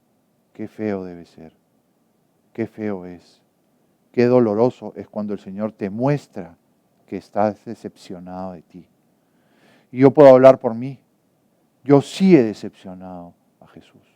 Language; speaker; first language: Spanish; native; Spanish